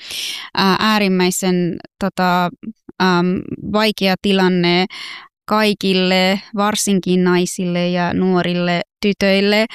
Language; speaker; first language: Finnish; non-native, fluent; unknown